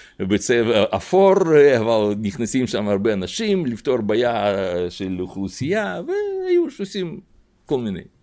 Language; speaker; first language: Hebrew; non-native, fluent; Russian